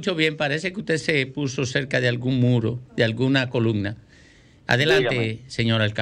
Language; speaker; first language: Spanish; native; Spanish